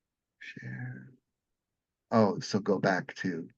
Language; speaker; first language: English; native; English